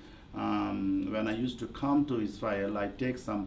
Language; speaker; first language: English; non-native, local second language; Telugu